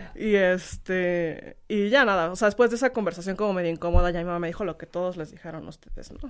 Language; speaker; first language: Spanish; native; Spanish